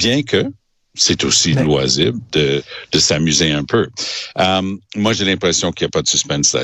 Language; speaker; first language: French; native; French